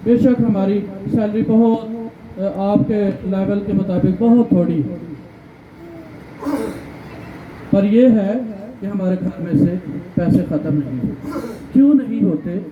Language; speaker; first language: Urdu; non-native, local second language; Punjabi